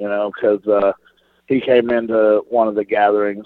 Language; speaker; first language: English; native; English